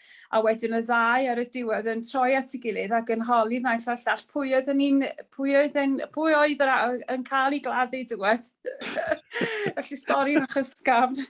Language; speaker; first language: Welsh; native; Welsh